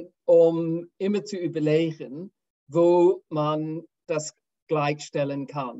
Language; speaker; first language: German; non-native, fluent; English